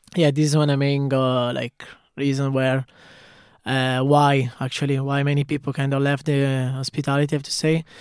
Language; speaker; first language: English; non-native, fluent; Italian